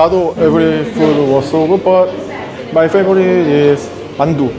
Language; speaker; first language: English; non-native, fluent; Korean